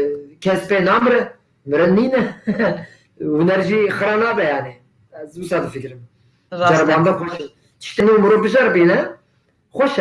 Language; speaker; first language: Kurdish; non-native, local second language; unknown